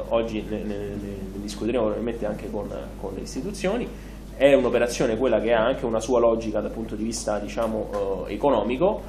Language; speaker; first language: Italian; native; Italian